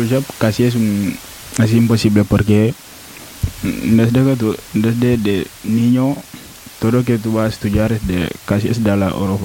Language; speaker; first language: Spanish; non-native, learner; Wolof